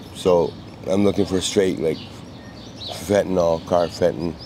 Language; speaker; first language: English; native; English